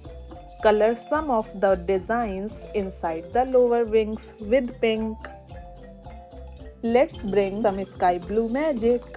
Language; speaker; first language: English; non-native, local second language; Hindi